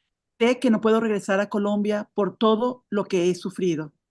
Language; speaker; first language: Spanish; native; Spanish